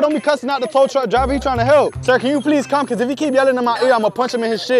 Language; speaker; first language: English; native; English